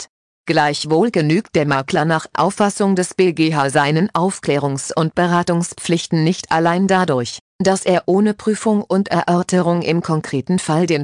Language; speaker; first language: German; native; German